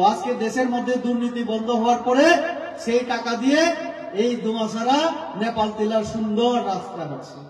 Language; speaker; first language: Bangla; non-native, local second language; Kok Borok